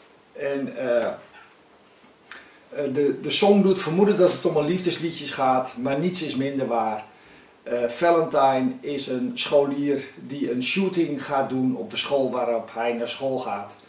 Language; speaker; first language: Dutch; native; Dutch